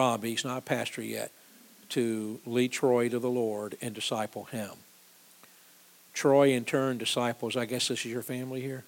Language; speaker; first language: English; native; English